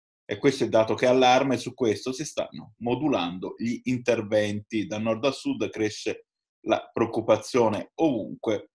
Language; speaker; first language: Italian; native; Italian